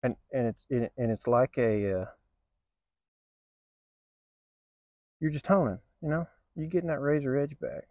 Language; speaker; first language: English; native; English